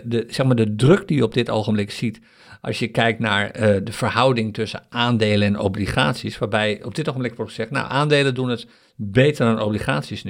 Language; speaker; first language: Dutch; native; Dutch